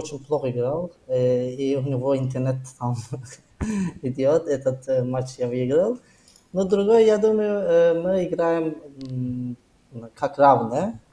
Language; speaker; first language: Russian; non-native, learner; Azerbaijani